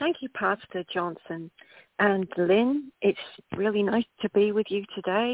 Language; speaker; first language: English; native; English